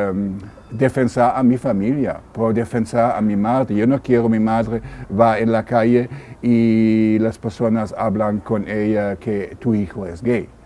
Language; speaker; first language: Spanish; non-native, learner; German